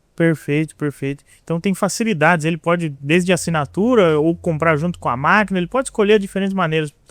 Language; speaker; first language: Portuguese; native; Portuguese